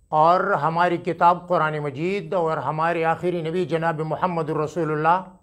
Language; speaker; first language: Urdu; non-native, local second language; Pashto